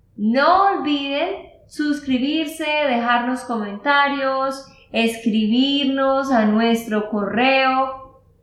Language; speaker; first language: Spanish; native; Spanish